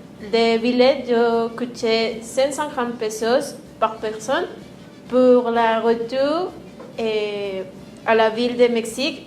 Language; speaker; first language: French; non-native, learner; Spanish